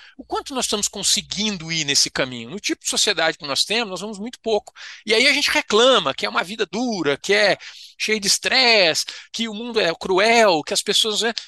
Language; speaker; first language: Portuguese; native; Portuguese